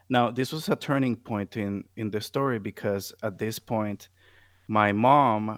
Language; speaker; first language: English; non-native, fluent; Spanish